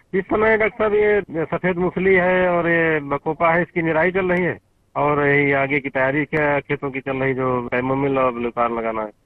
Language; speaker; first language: Hindi; native; Hindi